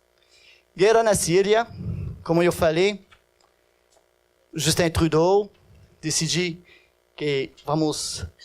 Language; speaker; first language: Portuguese; non-native, fluent; French